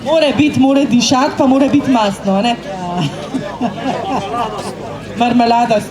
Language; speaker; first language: Slovenian; native; Slovenian